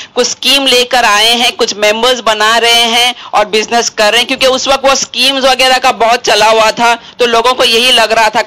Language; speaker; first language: Hindi; non-native, local second language; Urdu